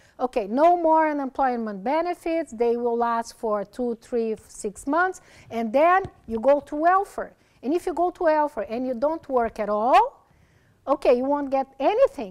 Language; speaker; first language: English; non-native, fluent; Portuguese